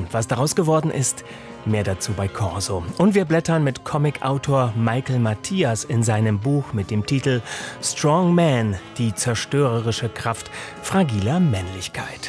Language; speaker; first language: German; native; German